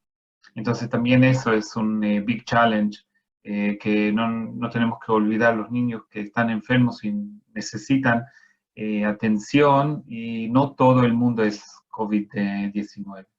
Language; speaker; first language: Spanish; non-native, fluent; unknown